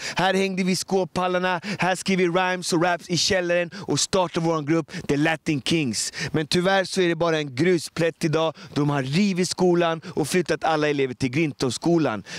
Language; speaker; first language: Swedish; native; Swedish